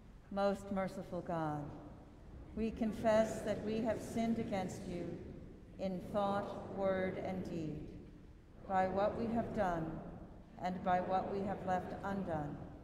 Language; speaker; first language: English; native; English